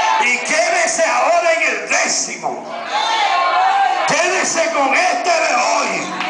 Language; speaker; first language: Spanish; native; Spanish